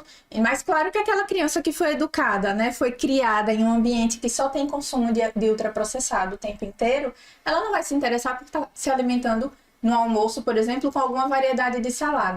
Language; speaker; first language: Portuguese; native; Portuguese